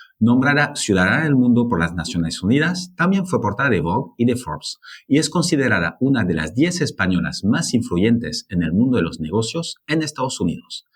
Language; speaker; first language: Spanish; non-native, fluent; French